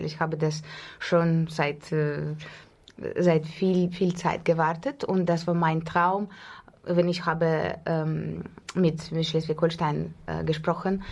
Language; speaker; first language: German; non-native, learner; Russian